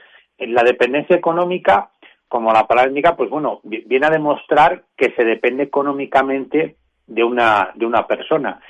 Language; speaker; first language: Spanish; native; Spanish